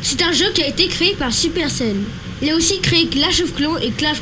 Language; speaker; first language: French; native; French